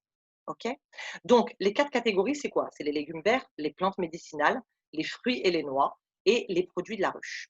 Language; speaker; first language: French; native; French